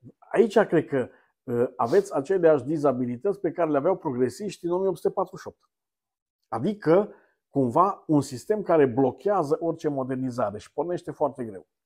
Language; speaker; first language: Romanian; native; Romanian